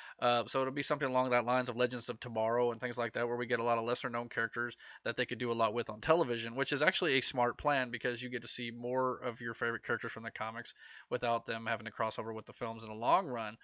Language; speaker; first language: English; native; English